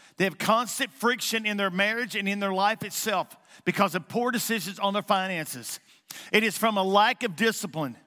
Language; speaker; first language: English; native; English